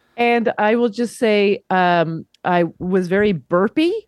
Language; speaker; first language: English; native; English